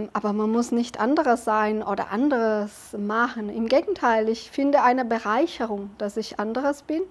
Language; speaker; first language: German; non-native, fluent; Portuguese